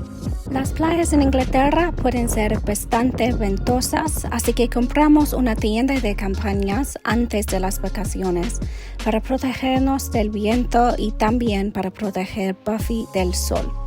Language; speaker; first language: Spanish; non-native, learner; English